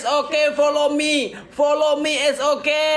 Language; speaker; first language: English; non-native, learner; Indonesian